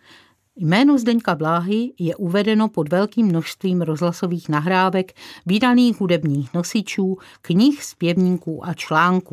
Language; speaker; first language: Czech; native; Czech